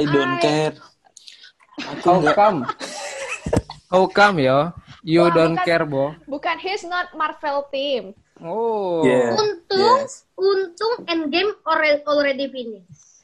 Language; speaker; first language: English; non-native, learner; Indonesian